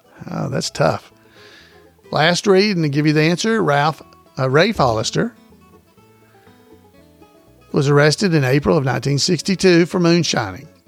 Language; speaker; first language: English; native; English